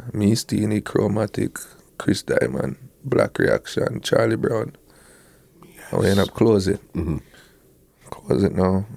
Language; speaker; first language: English; native; English